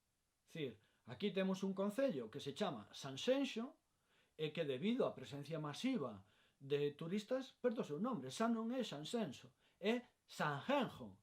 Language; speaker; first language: Galician; non-native, local second language; Spanish